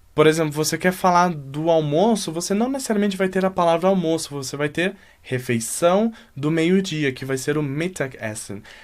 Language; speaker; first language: Portuguese; native; Portuguese